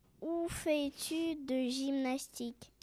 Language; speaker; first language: French; non-native, learner; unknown